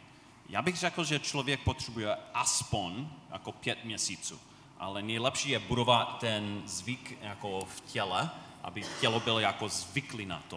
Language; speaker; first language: Czech; non-native, fluent; English